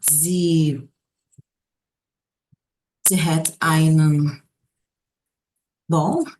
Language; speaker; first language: German; non-native, learner; Portuguese